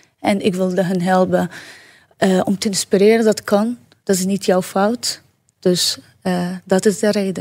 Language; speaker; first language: Dutch; non-native, learner; Arabic